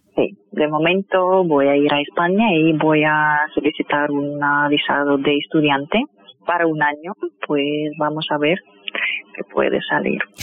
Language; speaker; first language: Spanish; non-native, fluent; Russian